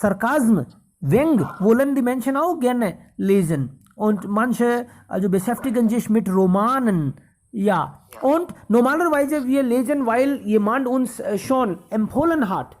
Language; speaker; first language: German; non-native, fluent; Hindi